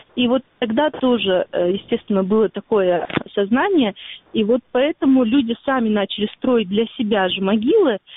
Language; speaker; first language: Russian; non-native, local second language; Ingush